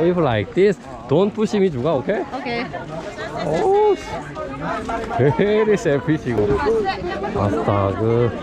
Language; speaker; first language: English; non-native, learner; Korean